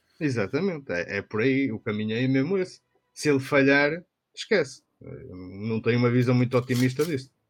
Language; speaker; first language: Portuguese; native; Portuguese